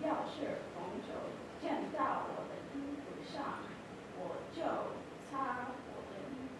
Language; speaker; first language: Chinese; non-native, learner; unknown